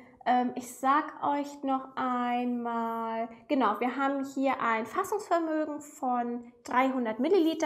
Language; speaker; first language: German; native; German